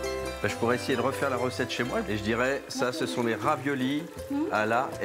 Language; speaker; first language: French; native; French